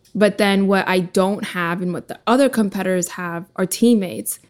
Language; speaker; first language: English; early bilingual, other home language; Russian